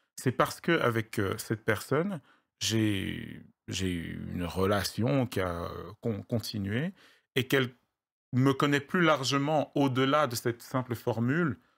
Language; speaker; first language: French; native; French